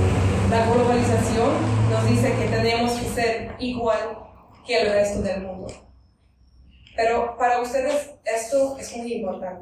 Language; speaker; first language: Spanish; non-native, fluent; Hungarian